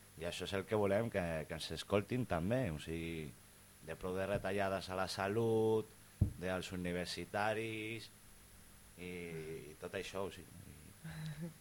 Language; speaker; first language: Catalan; non-native, local second language; Spanish